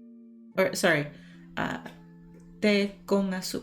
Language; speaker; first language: Spanish; non-native, learner; English